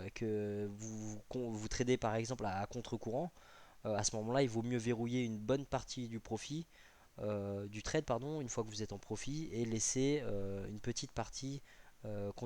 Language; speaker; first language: French; native; French